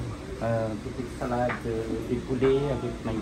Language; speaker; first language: French; non-native, local second language; Malagasy